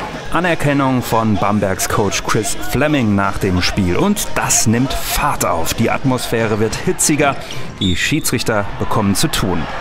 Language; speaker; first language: German; native; German